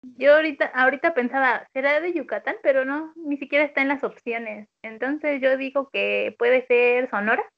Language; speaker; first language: Spanish; native; Spanish